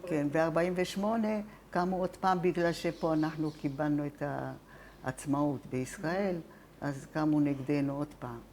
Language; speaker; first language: Hebrew; non-native, fluent; Italian